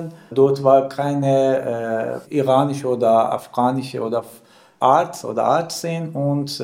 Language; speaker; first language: German; non-native, learner; Persian